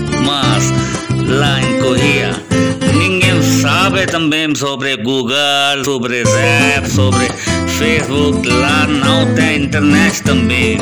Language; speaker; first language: Portuguese; non-native, learner; Hindi